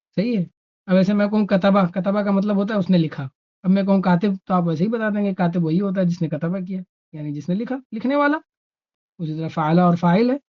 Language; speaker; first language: Urdu; native; Urdu